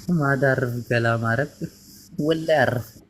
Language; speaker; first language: Arabic; non-native, learner; Amharic